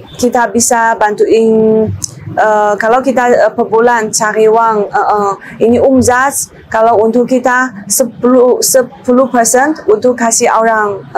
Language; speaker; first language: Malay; non-native, learner; Chinese